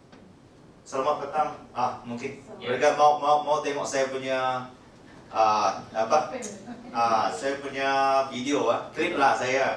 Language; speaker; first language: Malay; non-native, local second language; Chinese